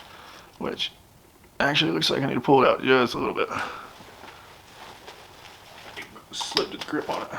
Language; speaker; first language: English; native; English